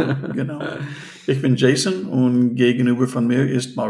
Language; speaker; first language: German; non-native, fluent; English